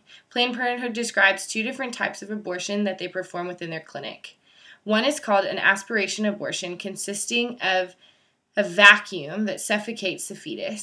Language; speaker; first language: English; native; English